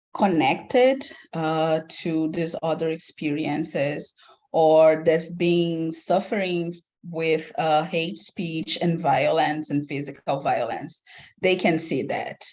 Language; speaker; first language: English; non-native, fluent; Portuguese